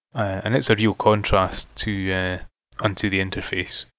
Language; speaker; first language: English; native; English